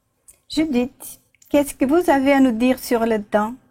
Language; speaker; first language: French; non-native, fluent; Portuguese